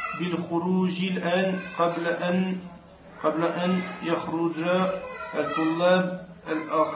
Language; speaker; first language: Arabic; non-native, learner; French